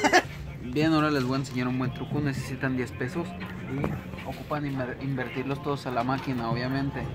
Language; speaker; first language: Spanish; native; Spanish